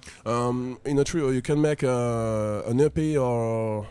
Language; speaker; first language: English; non-native, learner; French